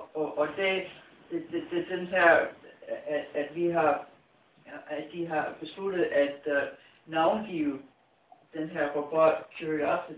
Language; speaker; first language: Danish; non-native, fluent; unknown